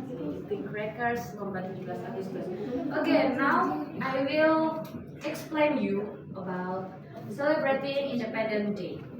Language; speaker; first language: English; non-native, learner; Indonesian